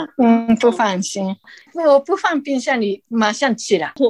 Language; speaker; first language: Chinese; non-native, fluent; Japanese